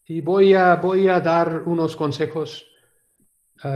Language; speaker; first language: Spanish; non-native, learner; Urdu